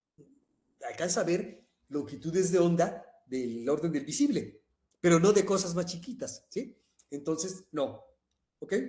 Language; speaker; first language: Spanish; native; Spanish